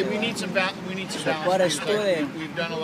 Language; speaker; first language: English; native; English